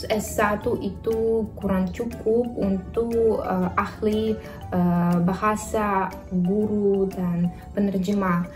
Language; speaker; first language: Indonesian; non-native, fluent; Russian